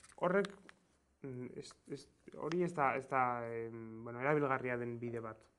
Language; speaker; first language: Basque; non-native, local second language; Spanish